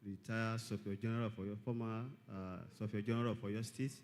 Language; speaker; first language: English; non-native, local second language; Yoruba